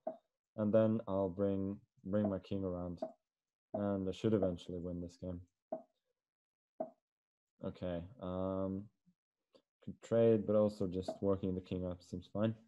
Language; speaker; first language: English; non-native, fluent; Norwegian